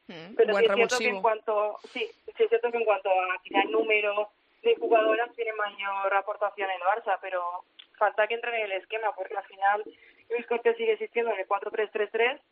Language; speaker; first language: Spanish; native; Spanish